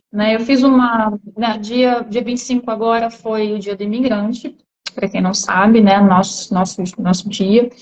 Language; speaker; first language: Portuguese; native; Portuguese